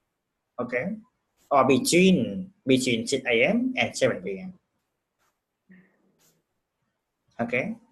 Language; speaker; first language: English; non-native, fluent; Vietnamese